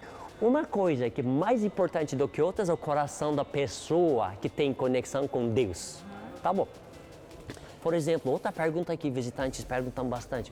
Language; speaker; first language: Portuguese; non-native, learner; Turkish